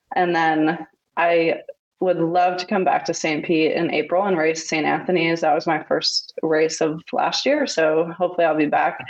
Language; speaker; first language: English; native; English